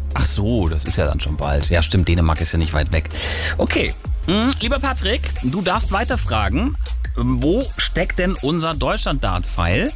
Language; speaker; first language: German; native; German